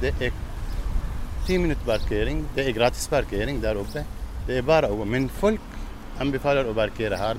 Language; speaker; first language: Norwegian; non-native, learner; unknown